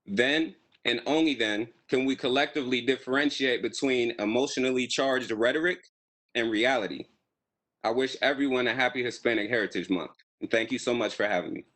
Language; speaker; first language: English; native; English